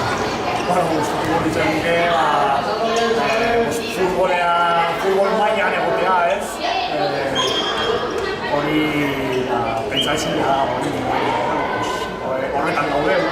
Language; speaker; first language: Basque; non-native, local second language; Spanish